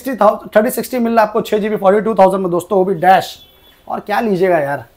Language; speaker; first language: Hindi; non-native, local second language; Bangla